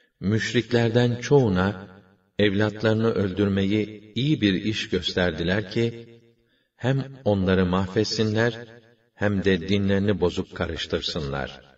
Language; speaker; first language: Turkish; native; Turkish